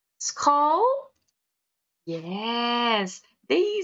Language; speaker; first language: English; non-native, learner; Portuguese